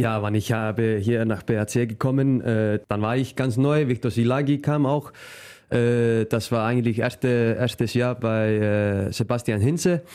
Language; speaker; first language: German; non-native, fluent; Icelandic